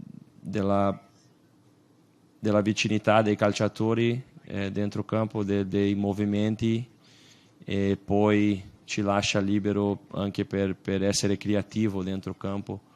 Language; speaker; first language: Italian; non-native, fluent; Portuguese